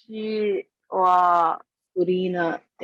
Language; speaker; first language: Japanese; non-native, learner; English